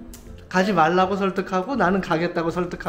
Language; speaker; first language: Korean; native; Korean